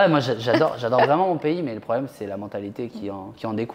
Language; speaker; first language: French; native; French